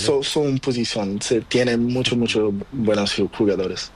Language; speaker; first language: Spanish; non-native, learner; Portuguese